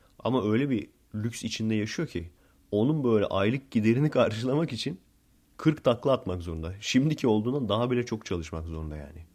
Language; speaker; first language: Turkish; early bilingual, heritage; Turkish